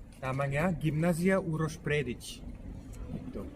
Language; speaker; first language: Indonesian; non-native, fluent; Serbian